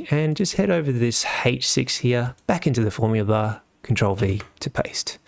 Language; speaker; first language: English; native; English